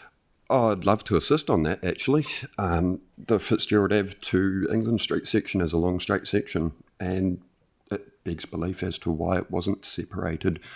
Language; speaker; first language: English; native; English